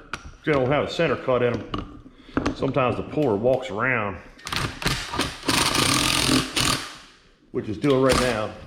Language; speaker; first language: English; native; English